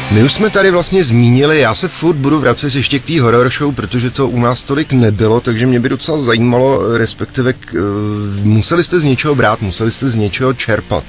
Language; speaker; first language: Czech; native; Czech